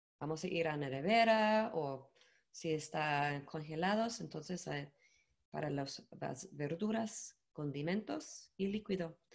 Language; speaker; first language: Spanish; non-native, learner; English